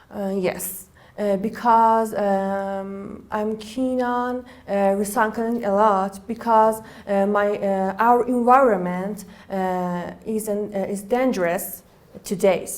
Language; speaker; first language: English; non-native, learner; Persian